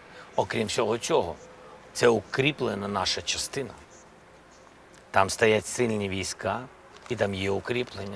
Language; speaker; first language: Ukrainian; non-native, local second language; Russian